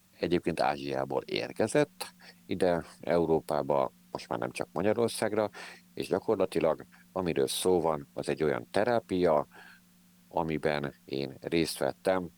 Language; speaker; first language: Hungarian; native; Hungarian